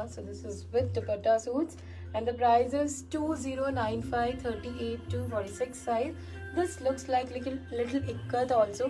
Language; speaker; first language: English; non-native, local second language; Hindi